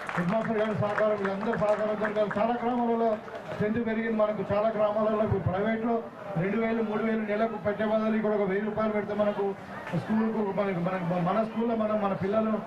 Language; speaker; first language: Telugu; native; Telugu